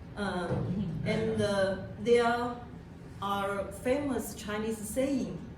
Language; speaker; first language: English; non-native, learner; Chinese